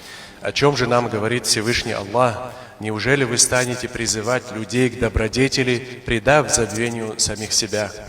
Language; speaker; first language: Russian; non-native, local second language; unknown